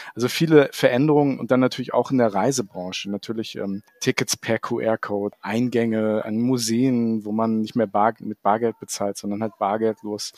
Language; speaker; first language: German; native; German